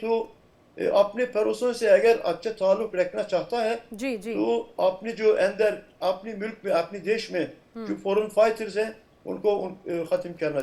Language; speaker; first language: Hindi; non-native, fluent; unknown